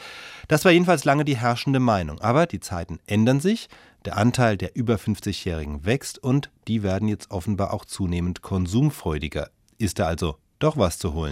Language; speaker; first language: German; native; German